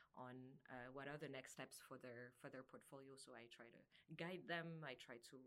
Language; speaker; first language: English; non-native, fluent; French